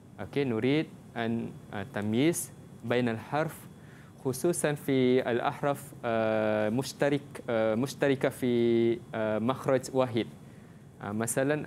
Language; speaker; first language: Arabic; non-native, fluent; Malay